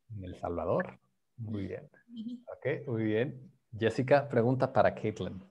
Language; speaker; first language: Spanish; non-native, fluent; English